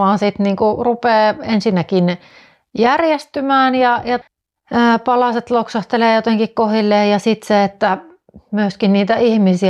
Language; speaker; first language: Finnish; native; Finnish